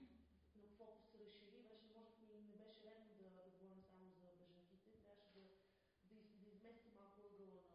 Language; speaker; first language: Bulgarian; native; Bulgarian